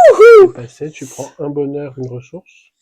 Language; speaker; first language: French; native; French